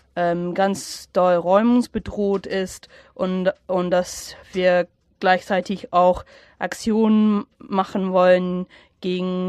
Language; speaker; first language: German; non-native, fluent; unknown